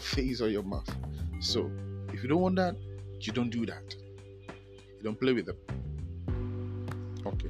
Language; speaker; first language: English; non-native, local second language; Akan